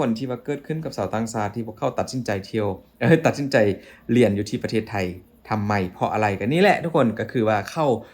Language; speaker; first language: Thai; non-native, local second language; Northeastern Thai